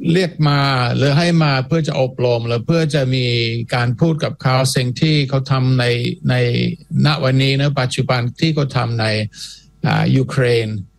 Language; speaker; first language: Thai; non-native, fluent; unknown